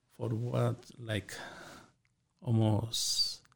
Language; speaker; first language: English; non-native, learner; Spanish